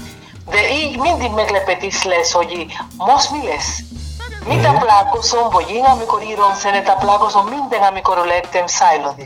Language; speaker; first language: Hungarian; non-native, learner; Spanish